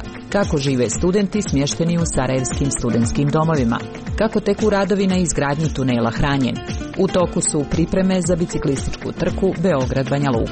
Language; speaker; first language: Serbian; native; Serbian